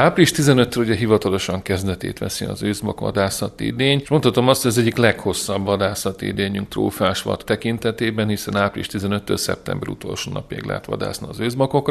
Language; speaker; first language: Hungarian; native; Hungarian